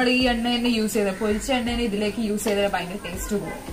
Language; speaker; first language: Malayalam; native; Malayalam